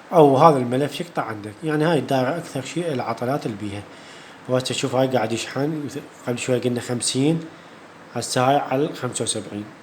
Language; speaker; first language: Arabic; native; Arabic